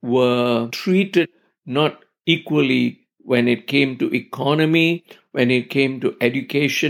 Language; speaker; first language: English; non-native, local second language; Tamil